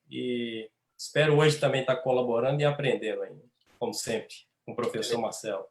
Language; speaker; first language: Portuguese; native; Portuguese